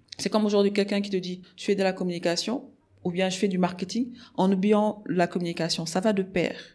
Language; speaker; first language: French; non-native, local second language; Wolof